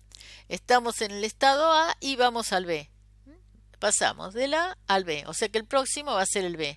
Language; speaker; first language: Spanish; native; Spanish